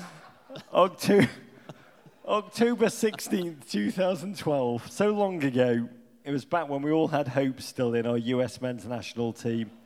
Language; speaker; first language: English; native; English